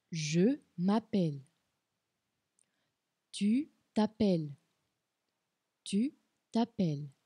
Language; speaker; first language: French; non-native, fluent; Portuguese